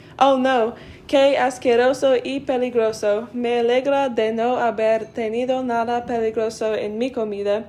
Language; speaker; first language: Spanish; non-native, learner; English